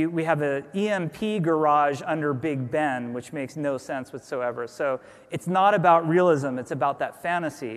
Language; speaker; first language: English; native; English